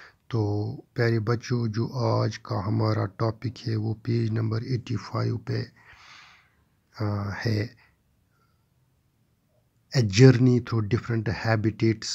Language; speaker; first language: Urdu; non-native, local second language; Kashmiri